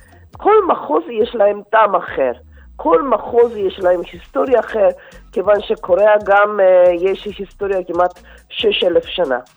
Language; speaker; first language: Hebrew; non-native, fluent; Korean